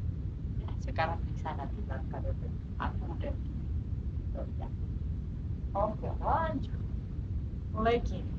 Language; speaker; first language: Indonesian; non-native, fluent; Spanish